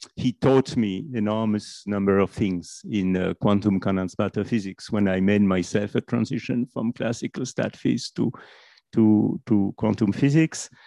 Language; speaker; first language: English; non-native, fluent; French